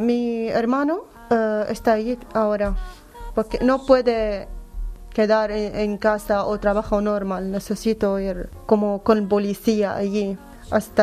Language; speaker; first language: Spanish; non-native, learner; Arabic